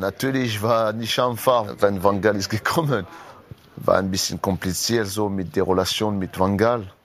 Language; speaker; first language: German; non-native, learner; French